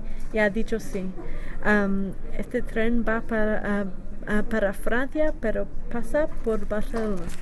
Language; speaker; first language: Spanish; non-native, learner; English